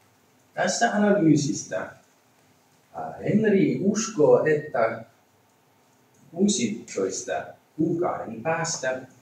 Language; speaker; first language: Finnish; non-native, learner; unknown